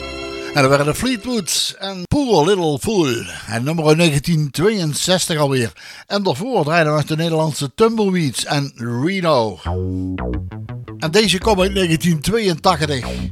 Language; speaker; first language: Dutch; native; Dutch